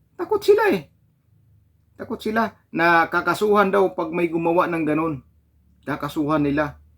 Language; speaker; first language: Filipino; non-native, local second language; Cebuano